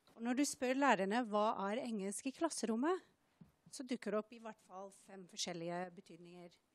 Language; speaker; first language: Norwegian; non-native, fluent; English